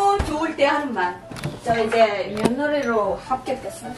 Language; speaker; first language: Korean; native; Korean